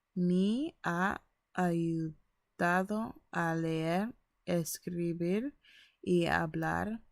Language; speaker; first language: Spanish; early bilingual, other home language; English